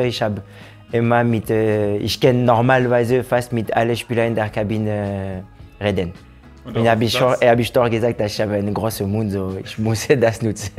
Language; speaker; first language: German; non-native, fluent; French